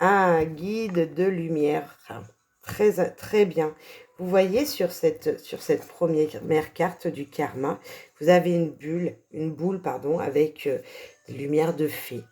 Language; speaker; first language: French; native; French